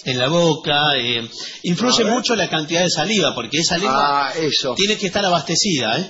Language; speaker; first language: Spanish; native; Spanish